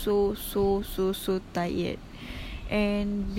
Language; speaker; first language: English; non-native, local second language; Malay